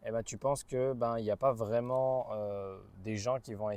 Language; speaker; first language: French; native; French